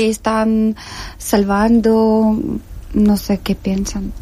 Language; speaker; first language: Spanish; non-native, learner; Ukrainian